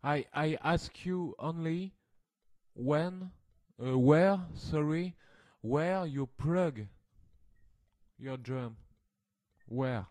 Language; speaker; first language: English; non-native, learner; French